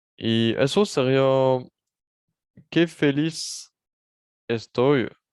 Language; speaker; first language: Spanish; non-native, learner; French